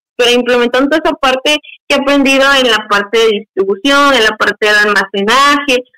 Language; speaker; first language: Spanish; native; Spanish